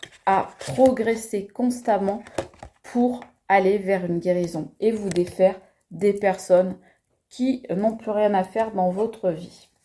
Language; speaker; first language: French; native; French